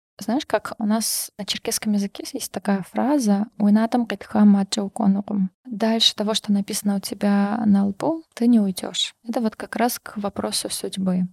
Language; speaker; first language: Russian; non-native, local second language; Karachay-Balkar